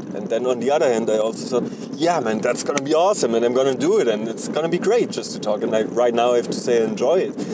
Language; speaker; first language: English; non-native, fluent; German